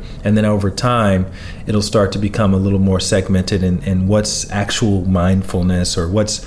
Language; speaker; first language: English; native; English